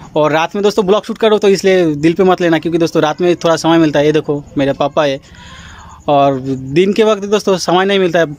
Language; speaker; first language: Hindi; non-native, local second language; Bangla